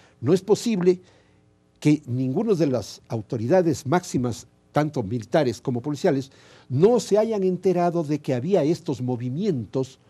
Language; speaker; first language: Spanish; native; Spanish